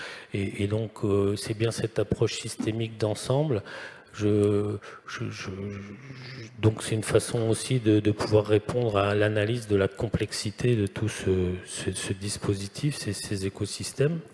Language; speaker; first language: French; native; French